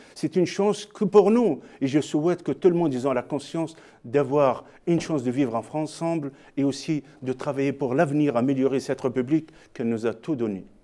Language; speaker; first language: French; non-native, local second language; Arabic